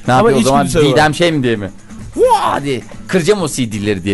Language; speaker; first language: Turkish; native; Turkish